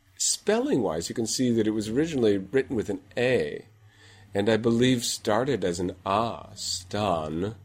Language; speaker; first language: English; native; English